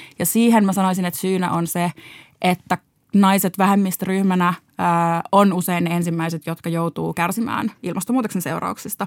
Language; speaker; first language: Finnish; native; Finnish